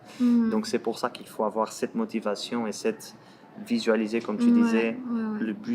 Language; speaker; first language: French; non-native, fluent; Portuguese